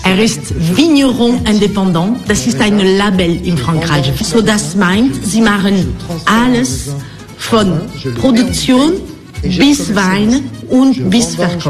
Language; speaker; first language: German; non-native, fluent; French